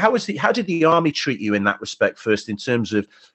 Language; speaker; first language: English; native; English